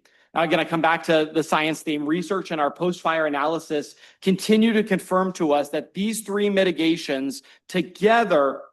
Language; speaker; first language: English; native; English